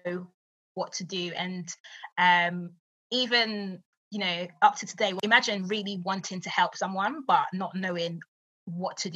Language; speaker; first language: English; native; English